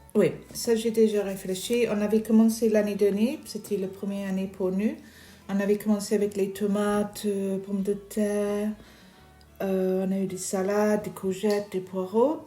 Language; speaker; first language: French; non-native, fluent; English